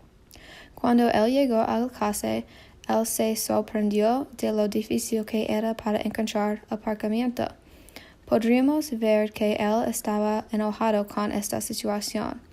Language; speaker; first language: Spanish; non-native, learner; English